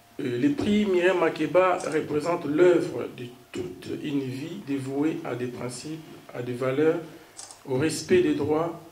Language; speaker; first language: French; non-native, local second language; Kongo